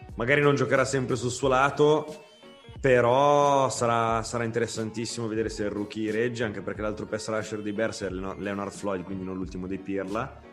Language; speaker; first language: Italian; native; Italian